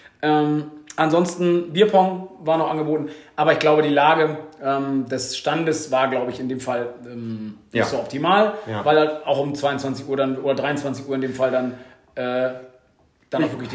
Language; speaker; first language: German; native; German